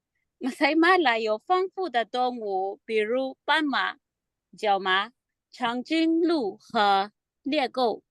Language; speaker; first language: Chinese; non-native, learner; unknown